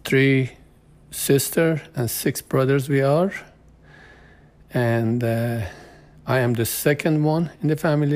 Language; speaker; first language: English; non-native, fluent; Persian